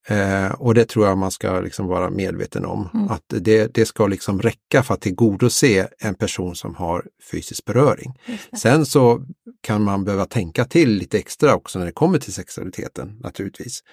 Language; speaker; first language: Swedish; native; Swedish